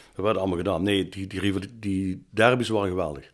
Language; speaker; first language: Dutch; native; Dutch